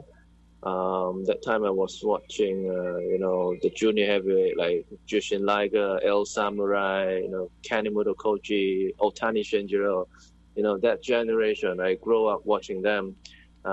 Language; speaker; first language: English; non-native, local second language; Cantonese